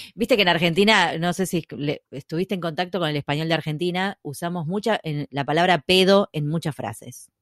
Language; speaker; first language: Spanish; native; Spanish